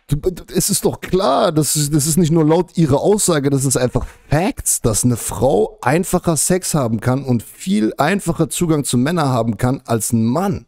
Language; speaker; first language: German; native; German